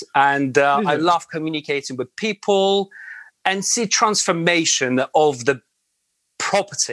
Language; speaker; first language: English; non-native, fluent; Latvian